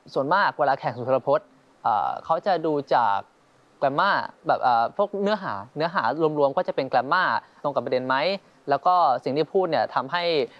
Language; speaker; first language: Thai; native; Thai